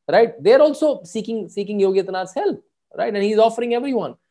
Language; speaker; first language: English; non-native, local second language; Hindi